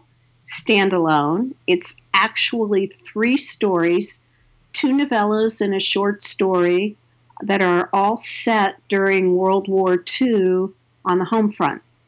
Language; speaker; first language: English; native; English